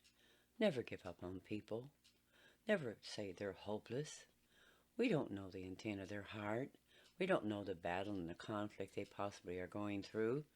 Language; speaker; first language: English; native; English